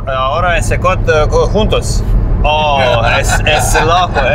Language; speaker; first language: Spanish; non-native, learner; Serbian